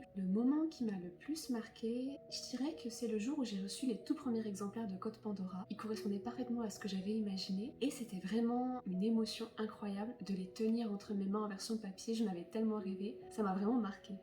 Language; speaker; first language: French; native; French